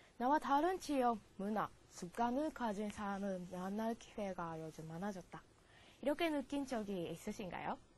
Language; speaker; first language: Korean; non-native, learner; Japanese